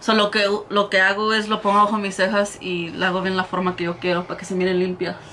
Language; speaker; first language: Spanish; early bilingual, heritage; Spanish